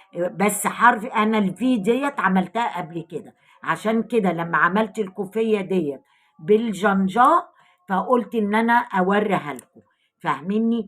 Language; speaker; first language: Arabic; native; Arabic